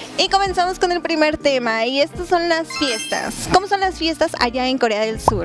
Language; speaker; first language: Spanish; native; Spanish